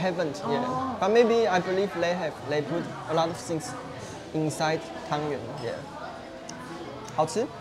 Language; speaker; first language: English; non-native, learner; Chinese